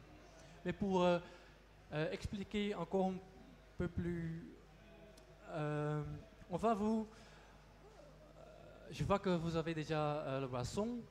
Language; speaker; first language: French; non-native, local second language; Dutch